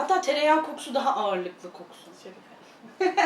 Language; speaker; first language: Turkish; native; Turkish